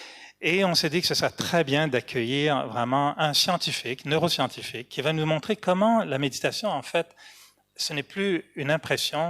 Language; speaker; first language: French; native; French